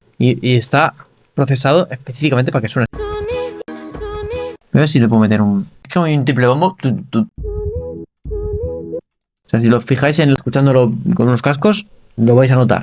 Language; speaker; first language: Spanish; native; Spanish